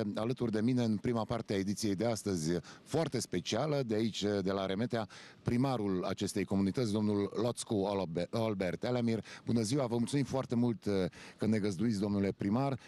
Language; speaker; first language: Romanian; native; Romanian